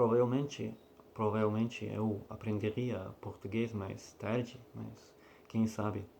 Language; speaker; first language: Portuguese; non-native, learner; Russian